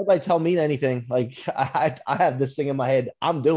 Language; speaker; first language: English; native; English